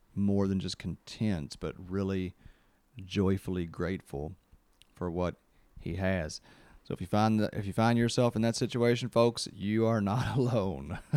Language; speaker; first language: English; native; English